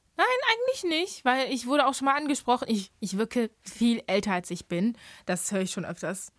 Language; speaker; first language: German; early bilingual, other home language; English